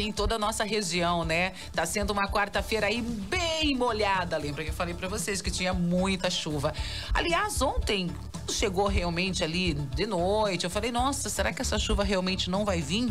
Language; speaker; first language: Portuguese; native; Portuguese